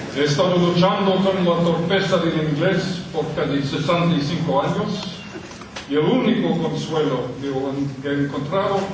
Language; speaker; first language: Spanish; non-native, learner; English